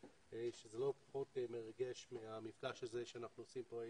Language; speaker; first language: Hebrew; native; Hebrew